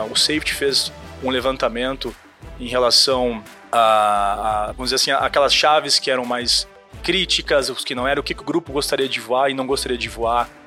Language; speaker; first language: Portuguese; native; Portuguese